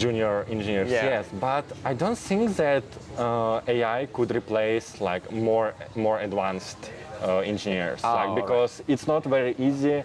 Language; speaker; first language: English; non-native, fluent; Russian